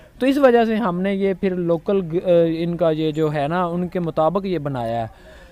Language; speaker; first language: Urdu; non-native, local second language; Punjabi